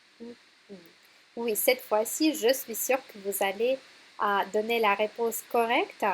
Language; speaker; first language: French; non-native, fluent; Russian